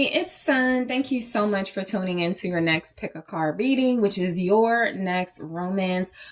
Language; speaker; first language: English; native; English